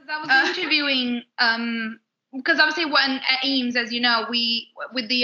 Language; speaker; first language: English; non-native, fluent; Portuguese